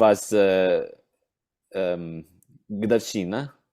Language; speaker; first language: Russian; non-native, learner; English